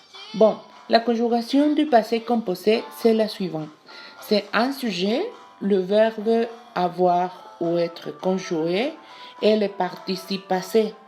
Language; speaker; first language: French; non-native, learner; Spanish